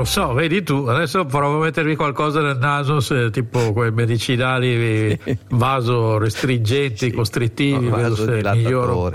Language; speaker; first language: Italian; native; Italian